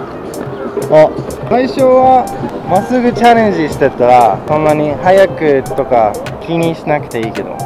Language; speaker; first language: Japanese; non-native, fluent; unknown